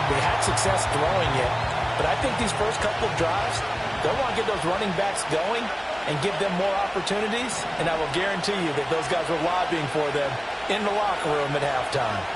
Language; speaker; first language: English; native; English